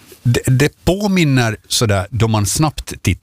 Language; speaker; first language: Swedish; native; Swedish